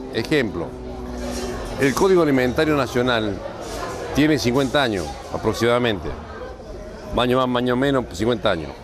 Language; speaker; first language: Spanish; native; Spanish